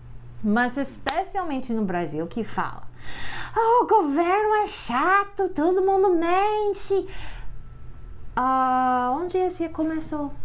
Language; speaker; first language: Portuguese; non-native, fluent; English